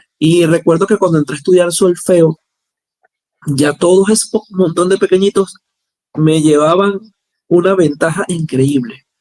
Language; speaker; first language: Spanish; native; Spanish